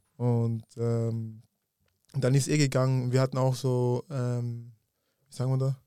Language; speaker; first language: German; early bilingual, other home language; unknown